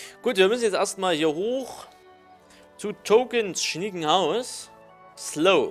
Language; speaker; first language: German; native; German